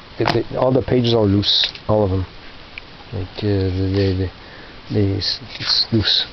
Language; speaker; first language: English; non-native, local second language; French